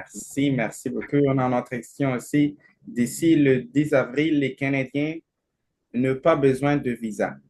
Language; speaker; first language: French; non-native, learner; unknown